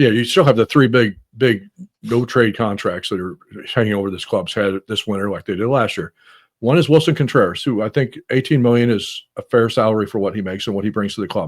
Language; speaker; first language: English; native; English